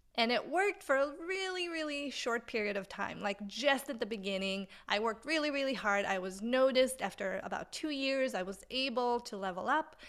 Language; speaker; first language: English; non-native, fluent; Hebrew